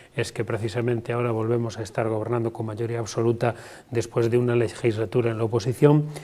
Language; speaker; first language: Spanish; non-native, local second language; Galician